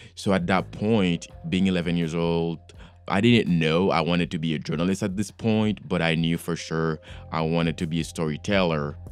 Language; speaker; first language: English; non-native, fluent; Haitian Creole